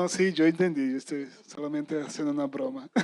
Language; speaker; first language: Spanish; non-native, fluent; Portuguese